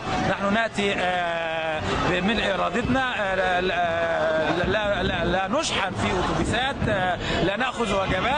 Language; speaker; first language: Arabic; native; Arabic